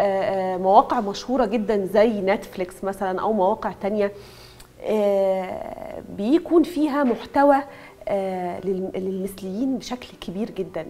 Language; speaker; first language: Arabic; native; Arabic